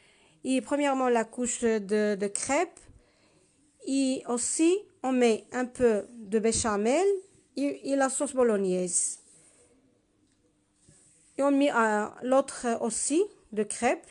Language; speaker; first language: French; non-native, learner; Spanish